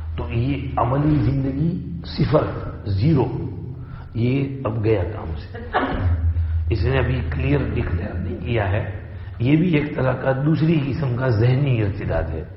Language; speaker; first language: Urdu; non-native, local second language; Gujarati